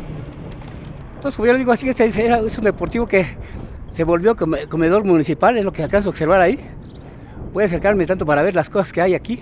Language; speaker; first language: Spanish; native; Spanish